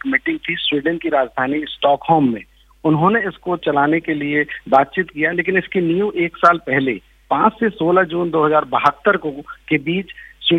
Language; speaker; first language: Hindi; native; Hindi